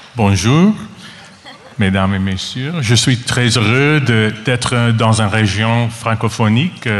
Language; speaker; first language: French; non-native, learner; English